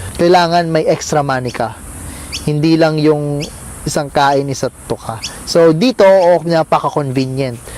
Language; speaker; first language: Filipino; non-native, local second language; Pampanga